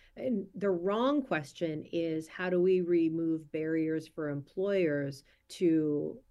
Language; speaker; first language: English; native; English